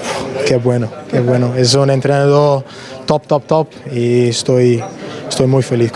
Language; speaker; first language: Spanish; non-native, learner; English